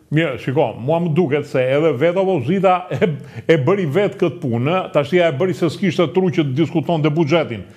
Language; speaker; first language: Albanian; native; Albanian